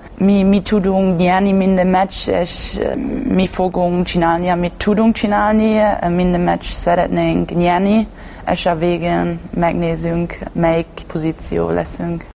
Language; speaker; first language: Hungarian; non-native, learner; Slovenian